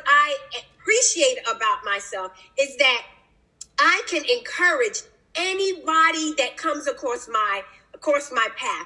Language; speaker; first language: English; native; English